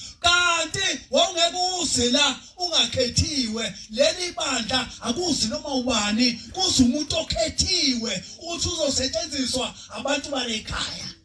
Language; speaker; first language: Zulu; native; Zulu